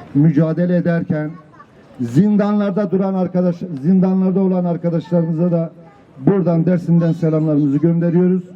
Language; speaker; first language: Turkish; non-native, local second language; Kurdish